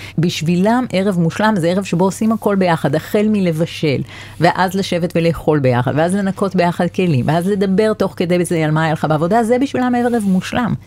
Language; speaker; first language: Hebrew; native; Hebrew